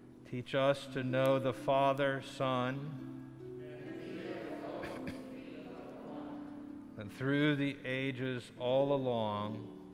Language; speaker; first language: English; native; English